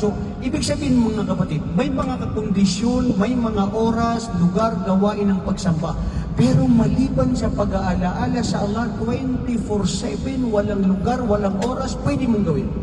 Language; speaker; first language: Filipino; non-native, local second language; Maranao